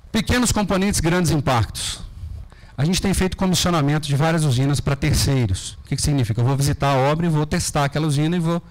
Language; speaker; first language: Portuguese; native; Portuguese